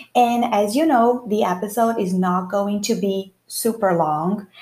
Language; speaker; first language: English; non-native, fluent; Portuguese